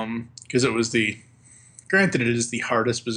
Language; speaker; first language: English; native; English